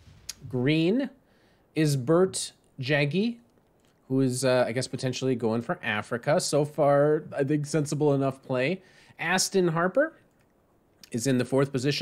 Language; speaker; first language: English; native; English